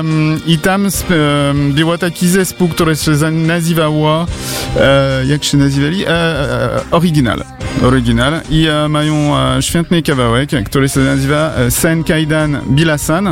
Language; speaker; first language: Polish; non-native, learner; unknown